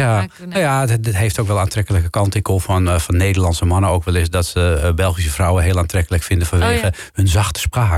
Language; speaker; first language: Dutch; native; Dutch